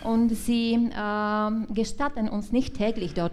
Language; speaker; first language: German; non-native, learner; Czech